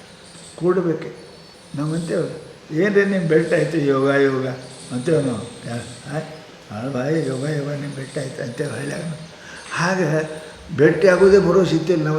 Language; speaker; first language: Kannada; native; Kannada